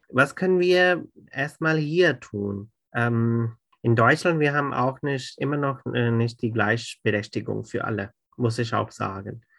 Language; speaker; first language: German; non-native, fluent; Urdu